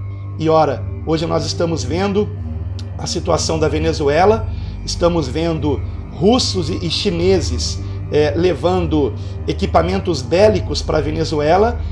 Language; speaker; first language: Portuguese; native; Portuguese